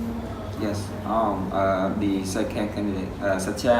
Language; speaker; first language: English; non-native, learner; Khmer